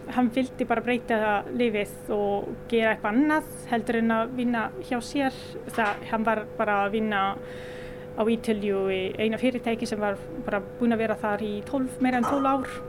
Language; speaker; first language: Icelandic; non-native, learner; Italian